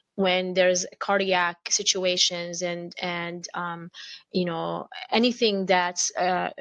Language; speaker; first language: English; non-native, fluent; Arabic